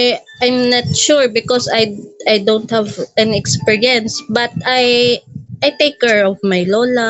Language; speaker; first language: English; non-native, local second language; Filipino